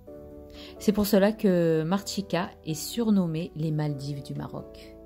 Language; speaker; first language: French; non-native, local second language; Arabic